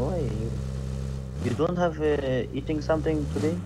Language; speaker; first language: English; non-native, learner; Persian